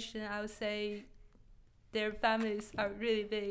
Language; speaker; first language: English; non-native, fluent; Chinese